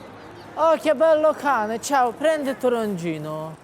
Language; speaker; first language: Italian; non-native, learner; Russian